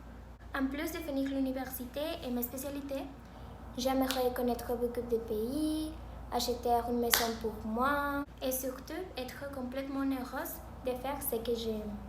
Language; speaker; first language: French; non-native, learner; Spanish